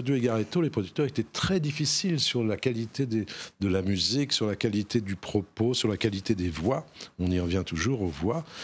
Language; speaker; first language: French; native; French